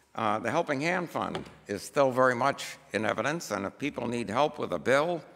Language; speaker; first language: English; native; English